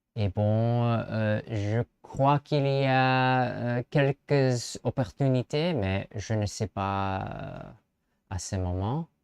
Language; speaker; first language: French; non-native, learner; English